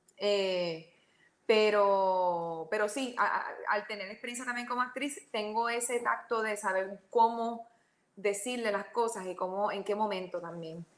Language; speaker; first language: Spanish; native; Spanish